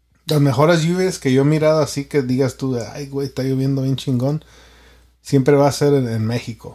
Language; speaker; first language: Spanish; early bilingual, heritage; Spanish